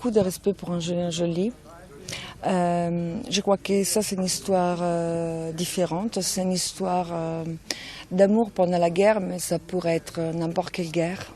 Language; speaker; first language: French; non-native, fluent; Italian